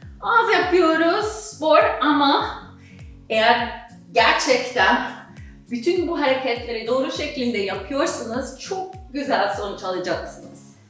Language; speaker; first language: Turkish; non-native, fluent; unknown